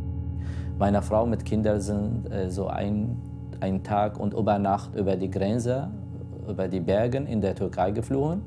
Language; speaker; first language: German; non-native, fluent; Kurdish